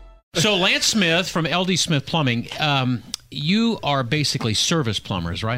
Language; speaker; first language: English; native; English